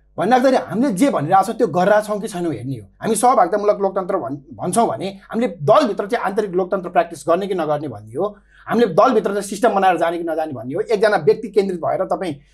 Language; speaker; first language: Nepali; native; Nepali